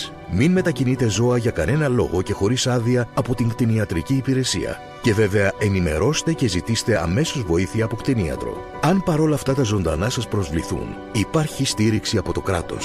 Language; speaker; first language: Greek; native; Greek